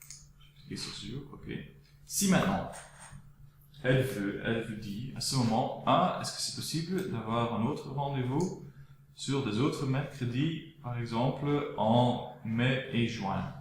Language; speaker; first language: French; non-native, local second language; Dutch